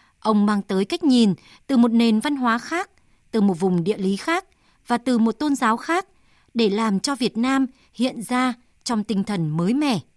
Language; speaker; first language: Vietnamese; native; Vietnamese